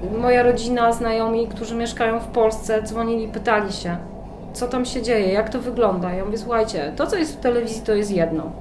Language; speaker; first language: Polish; native; Polish